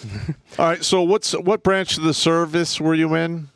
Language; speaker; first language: English; native; English